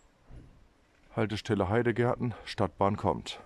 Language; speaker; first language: German; native; German